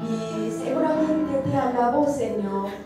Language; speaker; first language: Spanish; non-native, learner; Korean